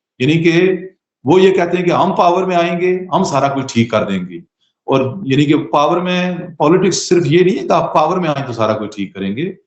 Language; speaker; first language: Urdu; non-native, local second language; Pahari-Potwari